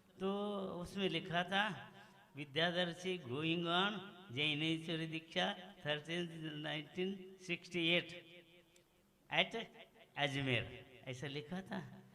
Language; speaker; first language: Hindi; non-native, local second language; Kannada